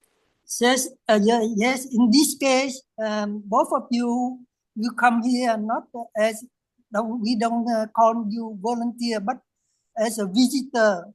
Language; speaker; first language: English; non-native, learner; Vietnamese